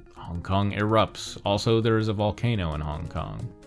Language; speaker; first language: English; native; English